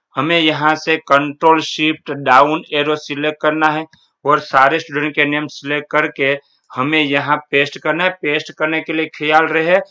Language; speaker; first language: Hindi; non-native, local second language; Gujarati